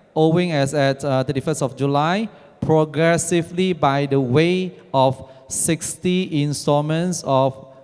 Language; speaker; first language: English; non-native, local second language; Chinese